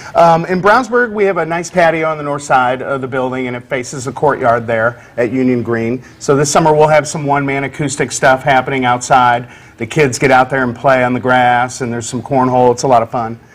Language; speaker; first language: English; native; English